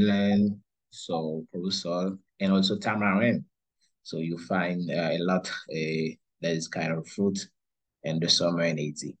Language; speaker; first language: English; non-native, learner; Haitian Creole